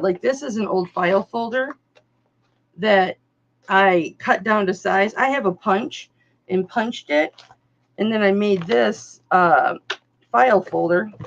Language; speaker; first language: English; native; English